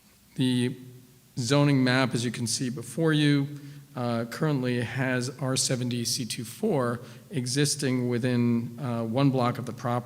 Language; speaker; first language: English; native; English